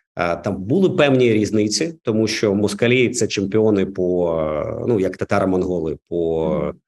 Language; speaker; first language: Ukrainian; non-native, local second language; Russian